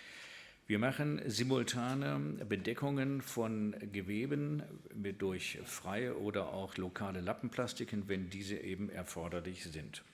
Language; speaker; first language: German; native; German